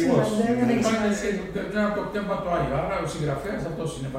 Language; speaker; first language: Greek; native; Greek